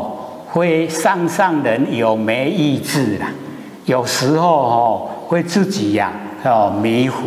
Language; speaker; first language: Chinese; native; Chinese